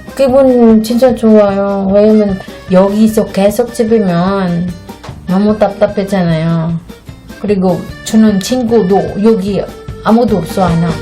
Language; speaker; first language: Korean; non-native, learner; Filipino